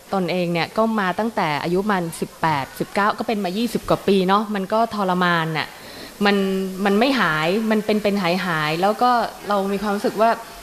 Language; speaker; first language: Thai; native; Thai